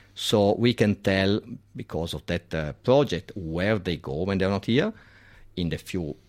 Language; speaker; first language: English; non-native, fluent; Italian